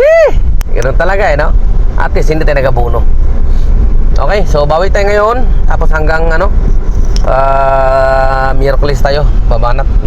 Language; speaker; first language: Filipino; native; Filipino